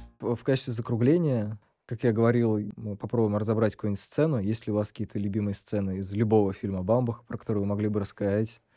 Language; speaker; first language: Russian; native; Russian